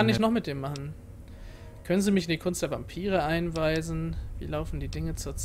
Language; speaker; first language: German; native; German